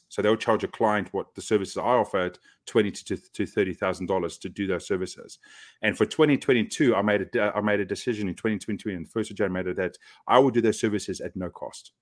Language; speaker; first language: English; native; English